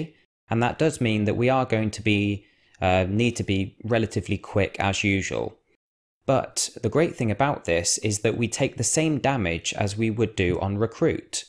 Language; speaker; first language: English; native; English